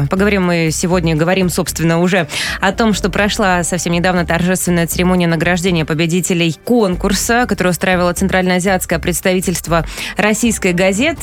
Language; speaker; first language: Russian; native; Russian